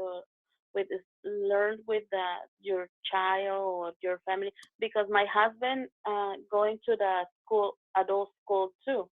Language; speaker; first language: English; non-native, learner; Spanish